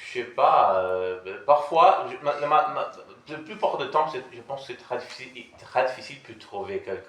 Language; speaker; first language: French; non-native, learner; Portuguese